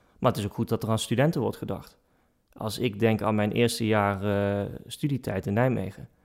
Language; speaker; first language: Dutch; native; Dutch